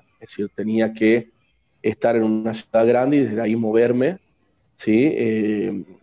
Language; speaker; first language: Spanish; native; Spanish